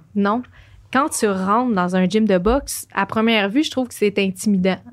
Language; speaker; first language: French; native; French